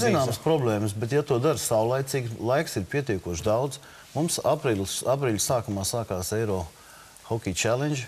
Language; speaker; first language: Latvian; native; Latvian